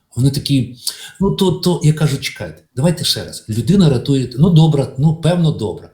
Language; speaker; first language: Ukrainian; native; Ukrainian